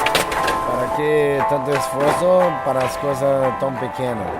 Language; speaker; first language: Spanish; non-native, fluent; Portuguese